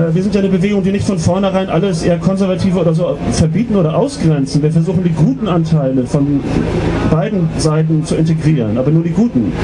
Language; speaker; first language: German; native; German